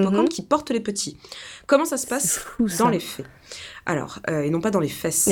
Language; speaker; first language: French; native; French